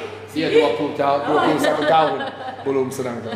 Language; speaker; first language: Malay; non-native, fluent; English